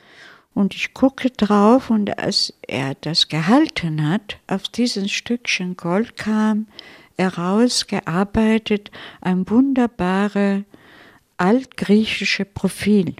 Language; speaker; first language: German; non-native, fluent; Italian